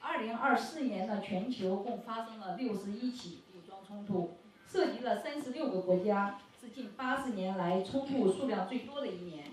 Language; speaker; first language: Chinese; native; Chinese